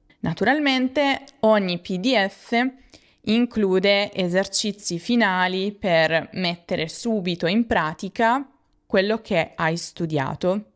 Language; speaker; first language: Italian; native; Italian